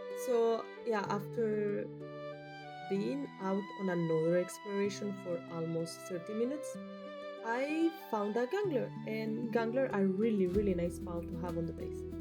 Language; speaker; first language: English; non-native, fluent; Spanish